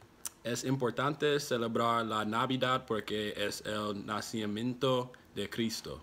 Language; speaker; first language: Spanish; non-native, learner; English